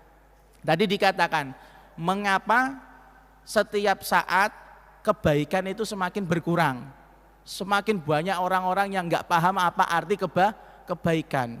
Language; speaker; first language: Indonesian; non-native, local second language; Javanese